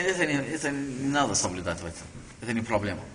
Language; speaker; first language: Russian; non-native, learner; Azerbaijani